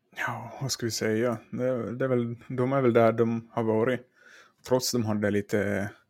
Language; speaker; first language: Swedish; native; Swedish